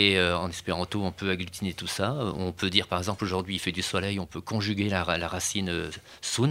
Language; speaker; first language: French; native; French